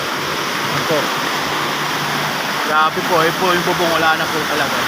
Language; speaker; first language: Filipino; native; Filipino